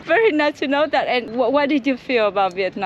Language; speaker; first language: English; non-native, learner; Vietnamese